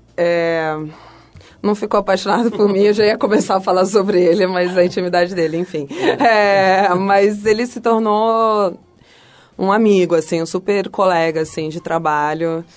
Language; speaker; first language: Portuguese; early bilingual, other home language; Spanish